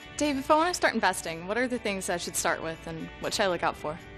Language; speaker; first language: English; native; English